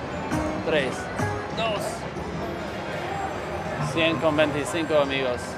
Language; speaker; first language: Spanish; non-native, learner; English